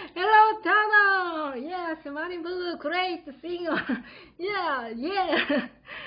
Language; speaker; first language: English; non-native, learner; Korean